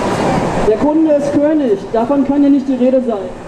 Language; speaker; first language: German; native; German